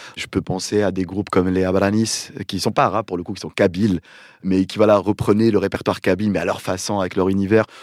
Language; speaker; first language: French; non-native, local second language; Arabic